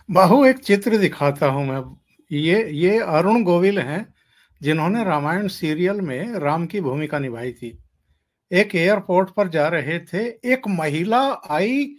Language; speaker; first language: Hindi; native; Hindi